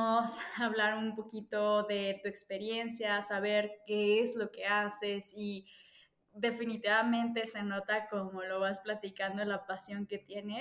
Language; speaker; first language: Spanish; native; Spanish